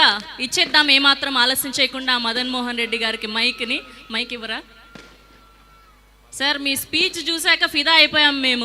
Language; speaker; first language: Telugu; native; Telugu